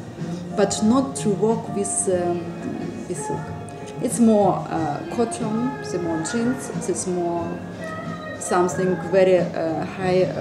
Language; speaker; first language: English; non-native, learner; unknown